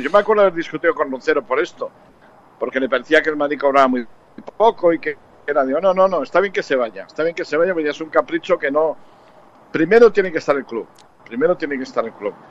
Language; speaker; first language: Spanish; native; Spanish